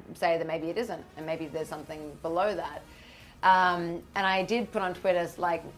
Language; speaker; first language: English; native; English